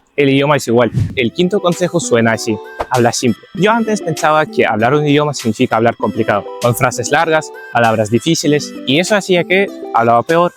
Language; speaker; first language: Spanish; non-native, fluent; Ukrainian